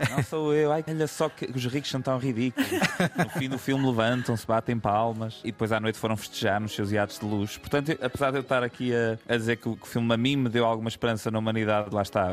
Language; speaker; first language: Portuguese; native; Portuguese